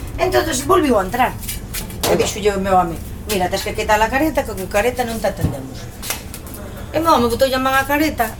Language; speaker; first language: Galician; native; Galician